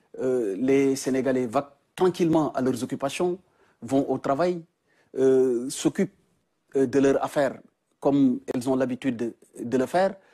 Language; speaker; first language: French; non-native, local second language; Wolof